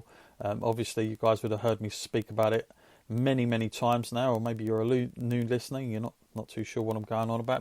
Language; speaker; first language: English; native; English